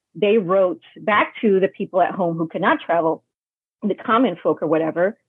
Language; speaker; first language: English; native; English